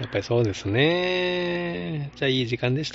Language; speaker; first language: Japanese; native; Japanese